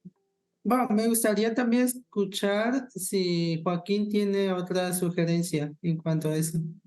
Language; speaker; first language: Spanish; non-native, local second language; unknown